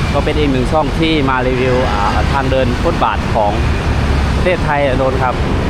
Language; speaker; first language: Thai; non-native, fluent; Lao